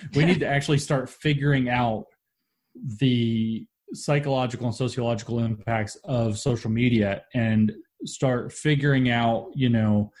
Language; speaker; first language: English; native; English